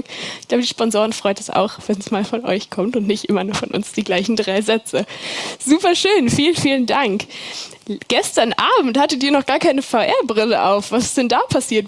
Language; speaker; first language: German; native; German